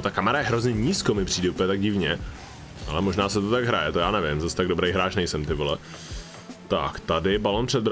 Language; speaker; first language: Czech; native; Czech